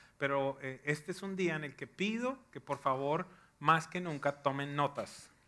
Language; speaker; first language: Spanish; native; Spanish